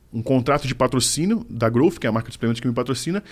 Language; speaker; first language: Portuguese; native; Portuguese